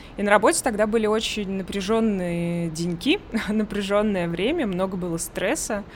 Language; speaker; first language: Russian; native; Russian